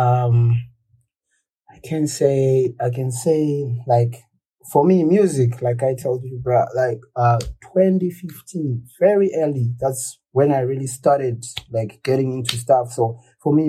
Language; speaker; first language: English; non-native, local second language; Shona